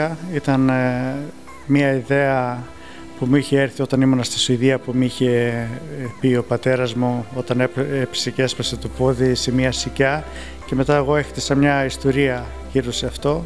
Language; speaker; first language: Greek; early bilingual, heritage; Greek